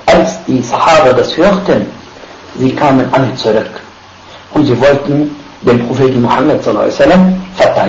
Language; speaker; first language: German; non-native, fluent; Arabic